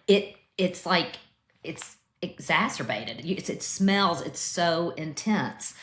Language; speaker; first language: English; native; English